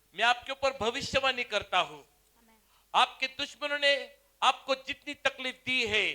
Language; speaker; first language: Hindi; non-native, local second language; Marathi